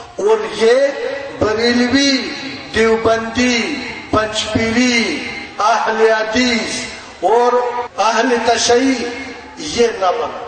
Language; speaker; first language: Urdu; non-native, fluent; Pashto